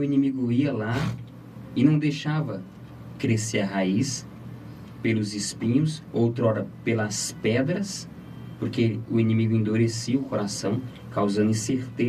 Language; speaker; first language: Portuguese; native; Portuguese